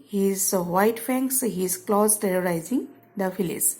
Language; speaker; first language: English; non-native, local second language; Assamese